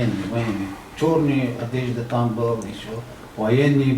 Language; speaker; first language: Russian; non-native, learner; Uzbek